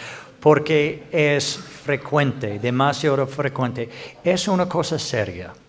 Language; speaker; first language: Spanish; non-native, fluent; English